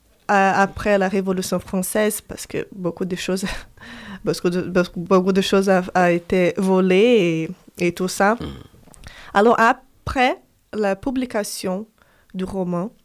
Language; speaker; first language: French; non-native, fluent; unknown